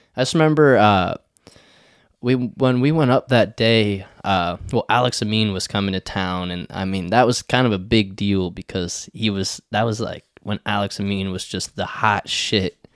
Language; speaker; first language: English; native; English